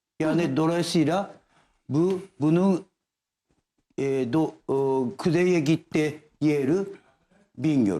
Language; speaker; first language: Turkish; non-native, learner; Japanese